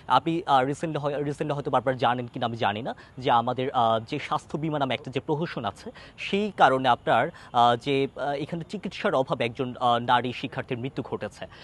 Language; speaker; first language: Bangla; non-native, local second language; Chakma